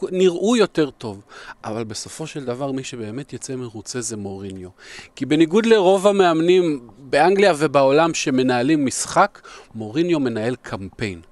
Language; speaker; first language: Hebrew; native; Hebrew